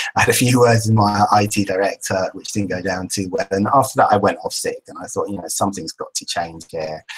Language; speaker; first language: English; native; English